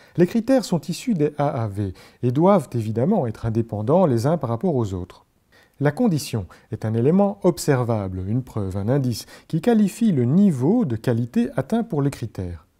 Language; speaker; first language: French; native; French